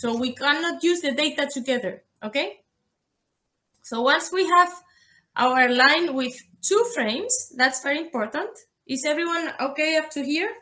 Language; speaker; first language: English; non-native, fluent; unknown